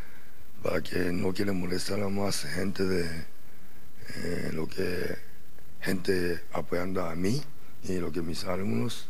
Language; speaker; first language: Spanish; non-native, learner; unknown